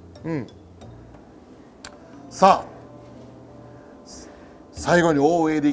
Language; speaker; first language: Japanese; native; Japanese